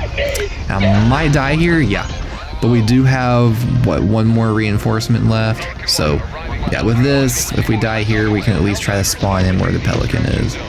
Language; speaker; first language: English; native; English